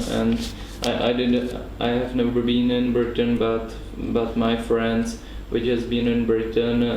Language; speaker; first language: English; non-native, learner; Czech